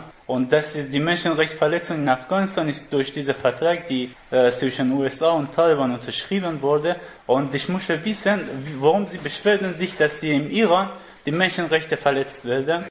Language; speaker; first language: German; non-native, learner; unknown